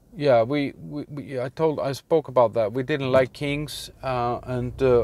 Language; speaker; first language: English; non-native, fluent; Icelandic